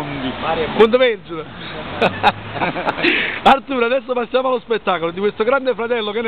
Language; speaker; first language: Italian; native; Italian